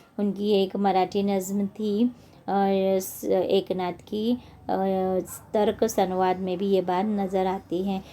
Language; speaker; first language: Urdu; native; Urdu